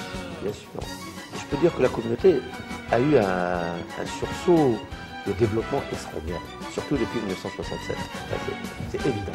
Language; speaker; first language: French; native; French